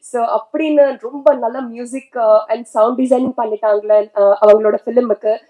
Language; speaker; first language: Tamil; non-native, learner; Telugu